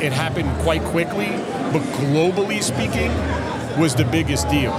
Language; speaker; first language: English; native; English